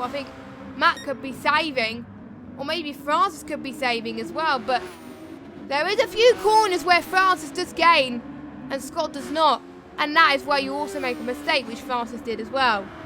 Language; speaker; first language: English; native; English